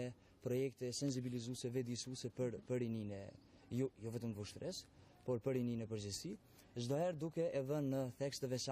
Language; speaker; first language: Albanian; native; Albanian